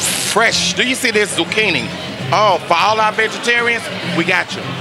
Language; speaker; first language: English; native; English